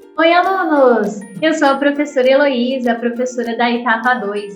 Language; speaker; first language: Portuguese; native; Portuguese